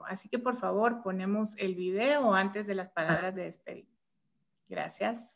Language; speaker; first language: Spanish; native; Spanish